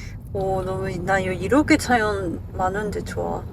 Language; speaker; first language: Korean; non-native, fluent; Japanese